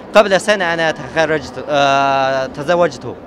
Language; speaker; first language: Arabic; non-native, learner; Chinese